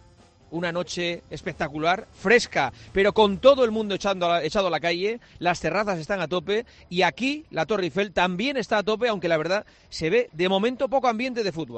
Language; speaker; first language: Spanish; native; Spanish